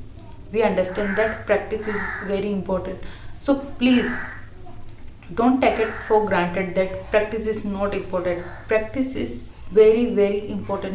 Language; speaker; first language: English; non-native, learner; Hindi